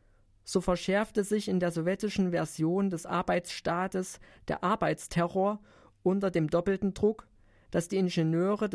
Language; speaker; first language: German; native; German